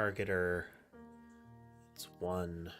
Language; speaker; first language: English; native; English